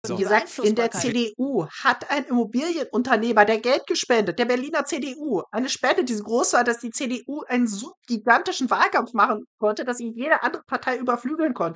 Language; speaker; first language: German; native; German